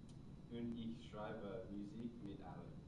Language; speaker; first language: German; non-native, learner; English